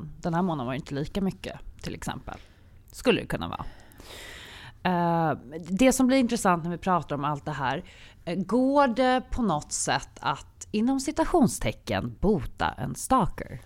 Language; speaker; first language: Swedish; native; Swedish